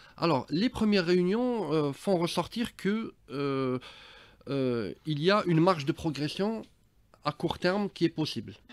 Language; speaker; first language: French; non-native, local second language; Arabic